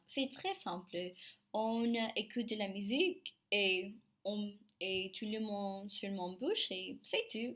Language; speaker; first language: French; non-native, learner; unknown